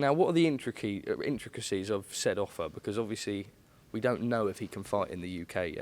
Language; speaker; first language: English; native; English